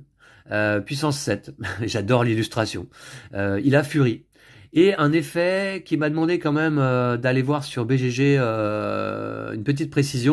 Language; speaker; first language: French; native; French